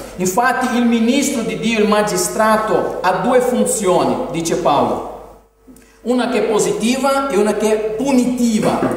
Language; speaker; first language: Italian; non-native, fluent; Portuguese